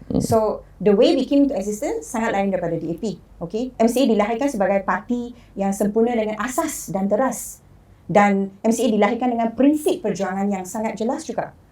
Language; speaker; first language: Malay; non-native, local second language; Chinese